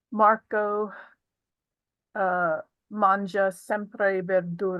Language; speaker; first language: Italian; non-native, learner; English